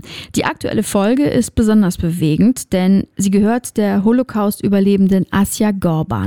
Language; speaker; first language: German; native; German